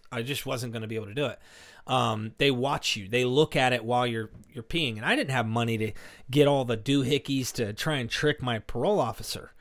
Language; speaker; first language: English; native; English